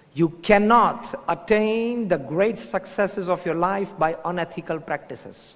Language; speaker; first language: English; non-native, local second language; Gujarati